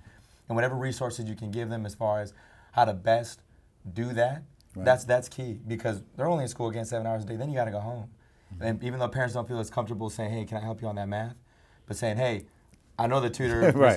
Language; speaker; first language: English; early bilingual, other home language; Spanish